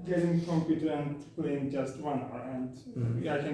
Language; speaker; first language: English; non-native, learner; Turkish